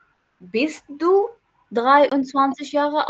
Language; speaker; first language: German; non-native, learner; Hindi